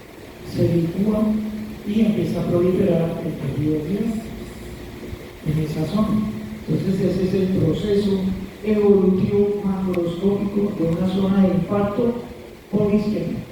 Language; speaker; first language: Spanish; native; Spanish